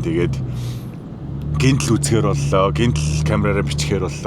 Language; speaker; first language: Mongolian; native; Mongolian